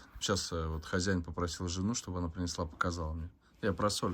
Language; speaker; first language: Russian; native; Russian